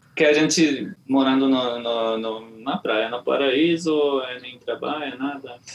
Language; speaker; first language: Portuguese; non-native, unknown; Hungarian